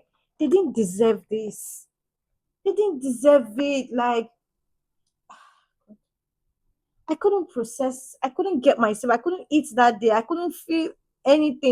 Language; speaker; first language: English; native; English